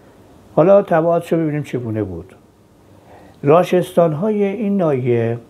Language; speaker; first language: Persian; native; Persian